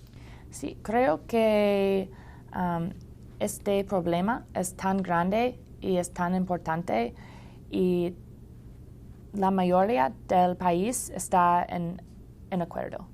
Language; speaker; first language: Spanish; non-native, learner; English